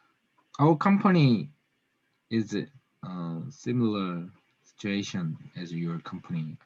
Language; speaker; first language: English; non-native, learner; Korean